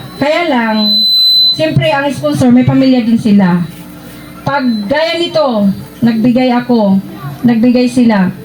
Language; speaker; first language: Filipino; non-native, local second language; Iloko